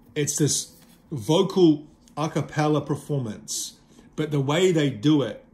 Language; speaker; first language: English; native; English